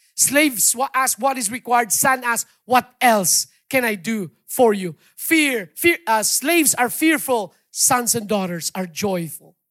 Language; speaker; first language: English; non-native, local second language; Hiligaynon